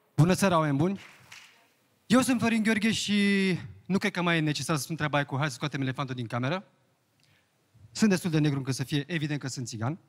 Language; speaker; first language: Romanian; native; Romanian